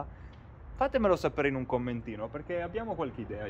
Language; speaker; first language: Italian; native; Italian